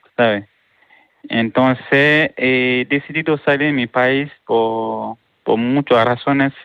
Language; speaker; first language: Spanish; non-native, learner; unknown